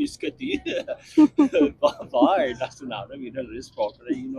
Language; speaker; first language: Norwegian; non-native, learner; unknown